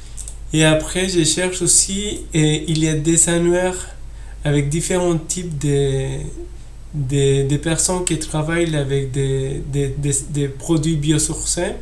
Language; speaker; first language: French; non-native, fluent; Spanish